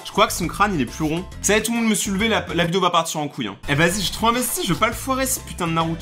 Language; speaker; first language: French; native; French